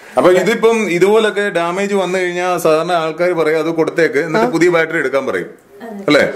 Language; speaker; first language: Malayalam; native; Malayalam